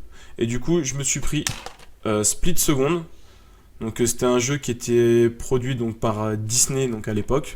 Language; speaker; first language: French; native; French